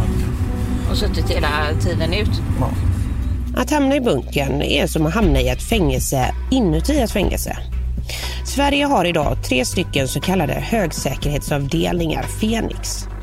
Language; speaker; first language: Swedish; native; Swedish